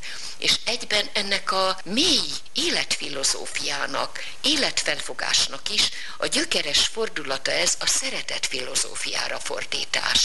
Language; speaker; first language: Hungarian; native; Hungarian